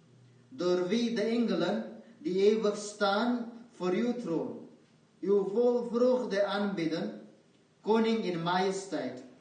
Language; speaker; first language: Dutch; non-native, fluent; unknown